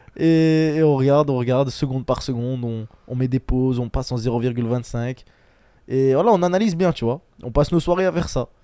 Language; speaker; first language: French; early bilingual, other home language; Chechen